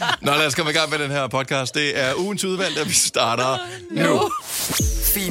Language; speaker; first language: Danish; native; Danish